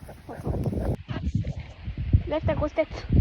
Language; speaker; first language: French; native; French